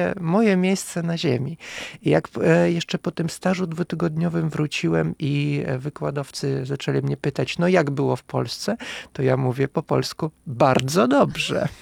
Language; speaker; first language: Polish; non-native, fluent; Russian